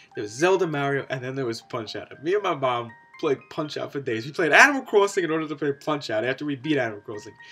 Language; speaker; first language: English; native; English